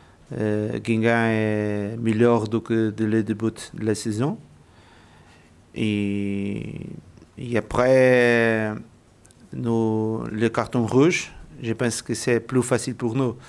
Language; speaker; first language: French; non-native, learner; Portuguese